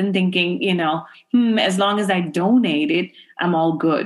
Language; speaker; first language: English; non-native, local second language; Urdu